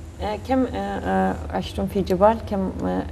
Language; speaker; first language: Arabic; non-native, learner; Turkish